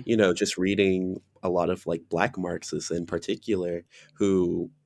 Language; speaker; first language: English; native; English